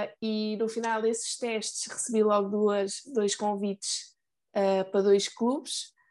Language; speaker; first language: Portuguese; early bilingual, heritage; Portuguese